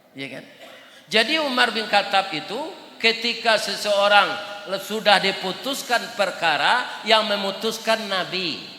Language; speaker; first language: Malay; non-native, local second language; Minangkabau